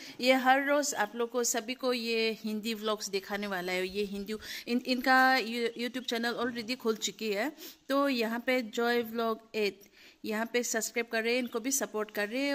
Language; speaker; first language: Hindi; non-native, local second language; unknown